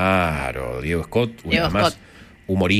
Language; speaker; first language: Spanish; native; Spanish